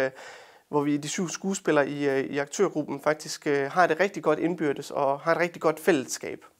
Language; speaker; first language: Danish; native; Danish